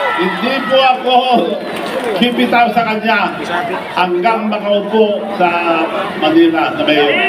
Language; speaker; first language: Filipino; non-native, local second language; Iloko